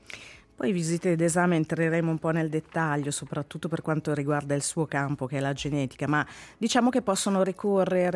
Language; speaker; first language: Italian; native; Italian